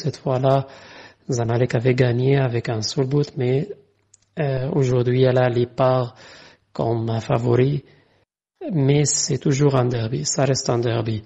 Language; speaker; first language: French; non-native, fluent; Arabic